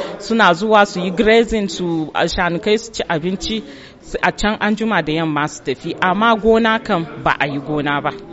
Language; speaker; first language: Hausa; non-native, local second language; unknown